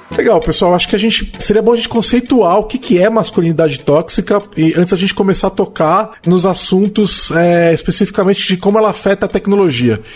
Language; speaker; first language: Portuguese; native; Portuguese